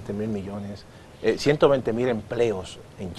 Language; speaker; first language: Spanish; native; Spanish